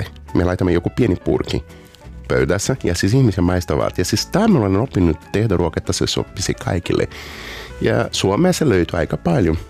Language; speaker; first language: Finnish; non-native, learner; Portuguese